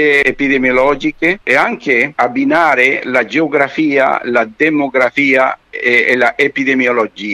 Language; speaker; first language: Italian; non-native, fluent; Spanish